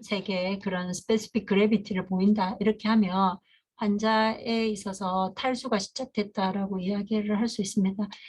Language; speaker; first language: Korean; native; Korean